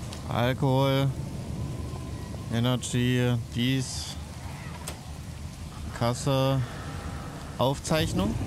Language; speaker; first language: German; native; German